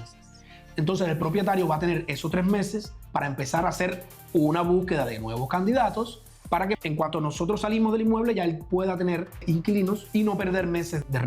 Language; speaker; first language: Spanish; native; Spanish